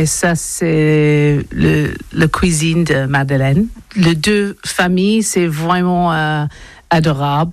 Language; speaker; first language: French; non-native, learner; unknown